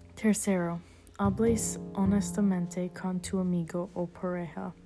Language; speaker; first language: Spanish; non-native, learner; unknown